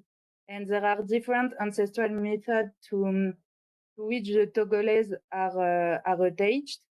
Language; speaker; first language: English; non-native, learner; French